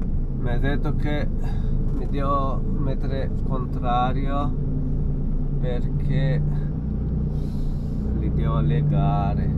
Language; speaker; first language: Italian; non-native, fluent; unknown